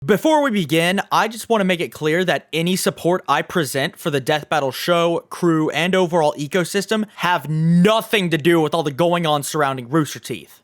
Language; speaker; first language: English; native; English